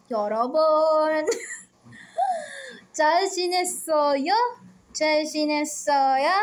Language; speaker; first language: Korean; non-native, learner; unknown